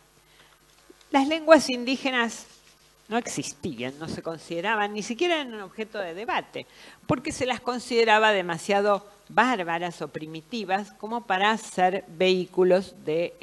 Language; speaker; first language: Spanish; native; Spanish